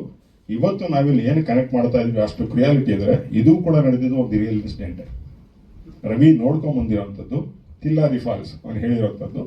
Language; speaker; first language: Kannada; native; Kannada